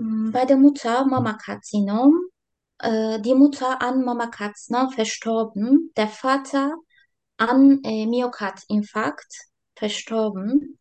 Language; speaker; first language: German; non-native, learner; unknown